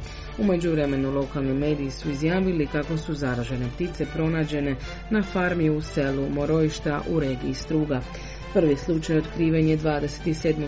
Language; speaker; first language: Croatian; native; Croatian